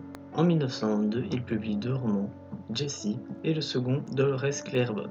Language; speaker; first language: French; native; French